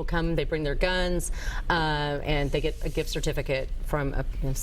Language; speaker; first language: English; native; English